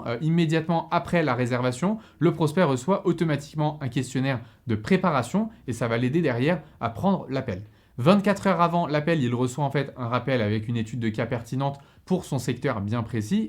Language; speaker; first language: French; native; French